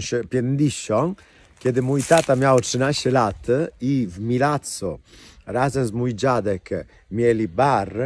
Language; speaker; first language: Polish; non-native, fluent; Italian